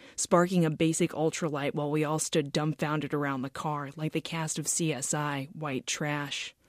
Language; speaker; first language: English; native; English